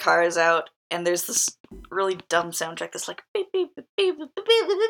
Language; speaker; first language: English; native; English